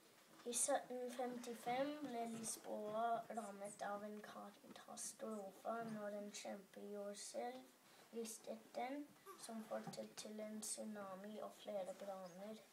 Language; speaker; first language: Norwegian; early bilingual, other home language; English